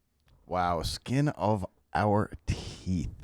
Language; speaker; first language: English; native; English